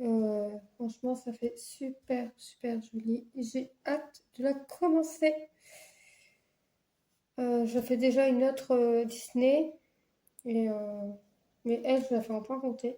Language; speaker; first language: French; native; French